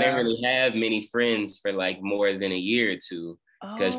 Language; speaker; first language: English; native; English